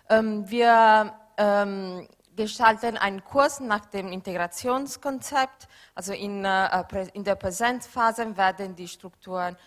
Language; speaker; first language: German; non-native, fluent; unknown